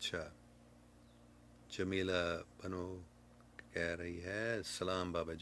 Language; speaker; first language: Hindi; non-native, fluent; English